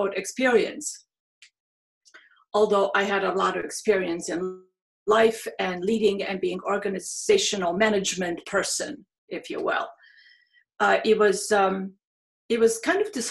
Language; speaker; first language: English; non-native, fluent; Serbian